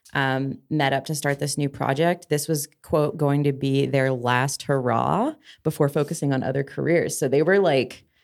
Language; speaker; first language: English; native; English